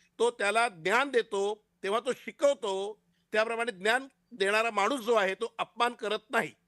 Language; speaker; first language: Marathi; non-native, local second language; Hindi